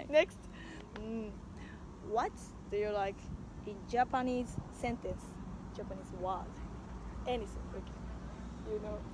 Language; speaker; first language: English; non-native, learner; Japanese